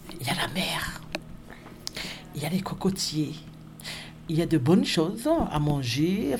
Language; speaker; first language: French; native; French